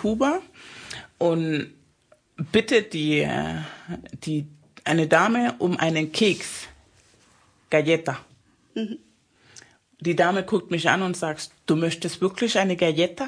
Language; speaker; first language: German; non-native, fluent; Spanish